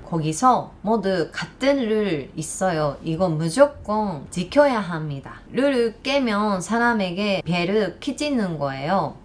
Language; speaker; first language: Korean; non-native, learner; Japanese